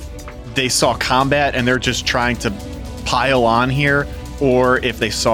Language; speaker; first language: English; native; English